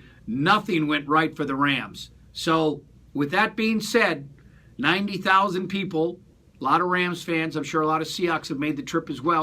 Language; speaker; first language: English; native; English